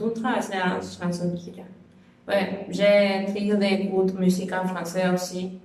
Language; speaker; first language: French; non-native, learner; Spanish